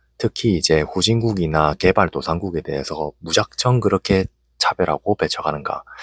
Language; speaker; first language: Korean; native; Korean